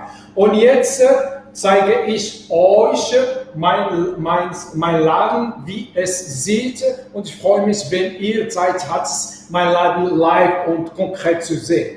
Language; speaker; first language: German; non-native, fluent; Arabic